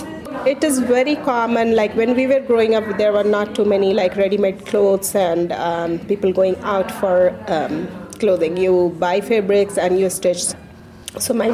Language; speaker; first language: English; non-native, local second language; Hindi